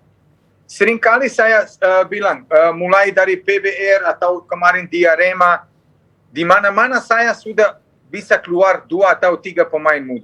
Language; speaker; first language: Indonesian; non-native, fluent; Serbian